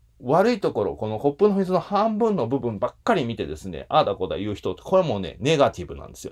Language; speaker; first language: Japanese; native; Japanese